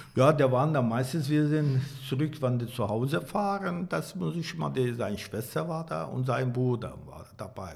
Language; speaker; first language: German; non-native, learner; Turkish